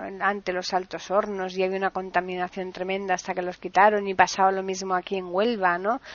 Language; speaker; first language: Spanish; native; Spanish